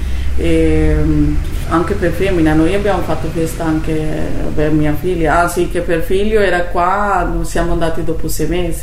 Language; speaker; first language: Italian; non-native, learner; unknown